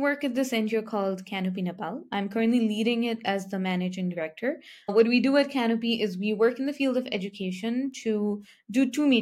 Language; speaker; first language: English; non-native, local second language; Nepali